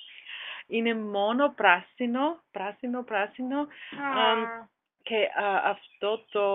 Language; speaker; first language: Greek; non-native, learner; German